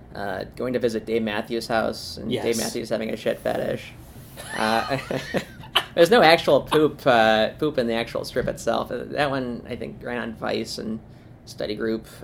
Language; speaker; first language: English; native; English